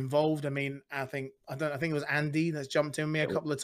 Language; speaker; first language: English; native; English